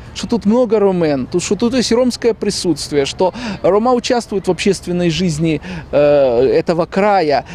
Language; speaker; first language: Russian; native; Russian